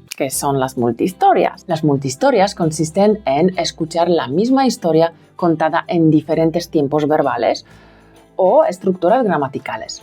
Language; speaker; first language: Spanish; non-native, fluent; Polish